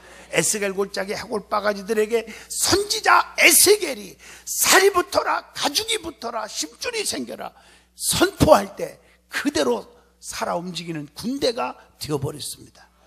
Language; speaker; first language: Korean; native; Korean